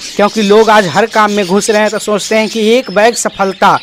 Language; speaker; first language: Hindi; native; Hindi